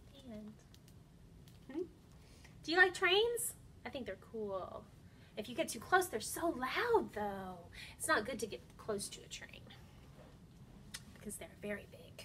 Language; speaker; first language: English; native; English